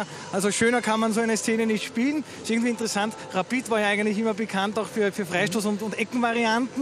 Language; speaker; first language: German; native; German